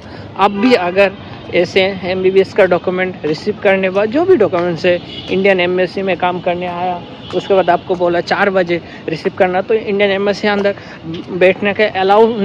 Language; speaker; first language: Hindi; non-native, learner; Bangla